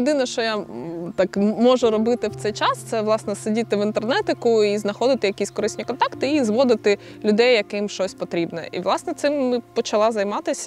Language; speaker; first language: Ukrainian; native; Ukrainian